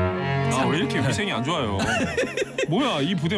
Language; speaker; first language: Korean; native; Korean